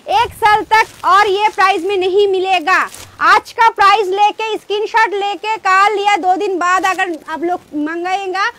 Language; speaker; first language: Hindi; non-native, local second language; Bangla